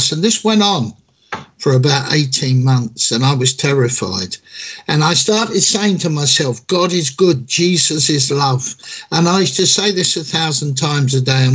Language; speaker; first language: English; native; English